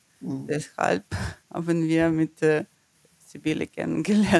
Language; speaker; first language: German; non-native, learner; Ukrainian